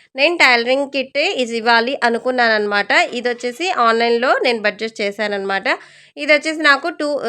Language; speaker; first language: Telugu; non-native, local second language; Urdu